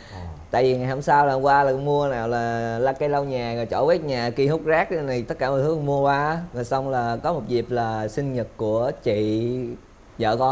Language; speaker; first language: Vietnamese; native; Vietnamese